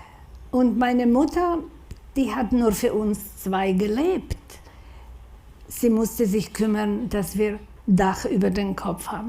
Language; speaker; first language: German; non-native, fluent; Slovak